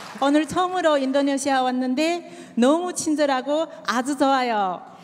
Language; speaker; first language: Korean; native; Korean